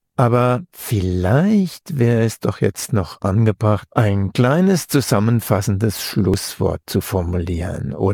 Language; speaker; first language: German; native; German